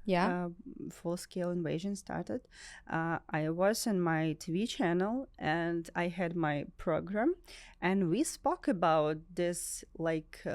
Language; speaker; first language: English; non-native, learner; Ukrainian